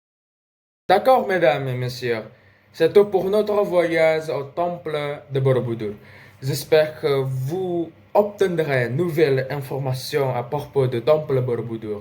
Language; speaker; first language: French; non-native, learner; Indonesian